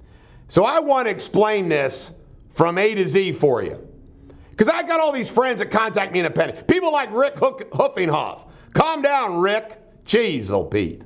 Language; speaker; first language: English; native; English